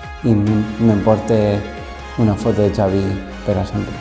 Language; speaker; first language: Catalan; non-native, local second language; Spanish